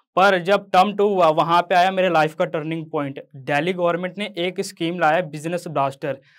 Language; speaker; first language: Hindi; native; Hindi